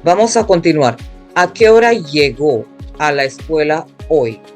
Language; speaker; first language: Spanish; non-native, fluent; English